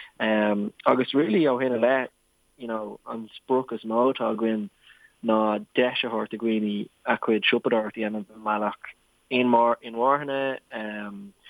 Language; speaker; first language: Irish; non-native, local second language; English